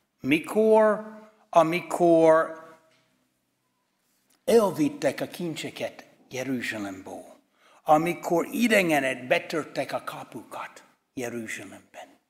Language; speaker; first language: Hungarian; non-native, fluent; English